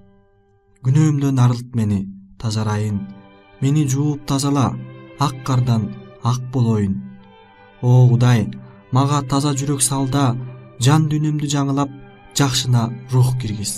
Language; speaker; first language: Kyrgyz; native; Kyrgyz